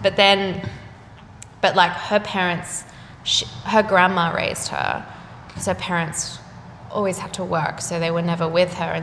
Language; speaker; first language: English; non-native, local second language; Japanese